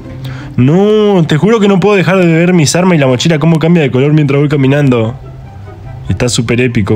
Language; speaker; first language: Spanish; native; Spanish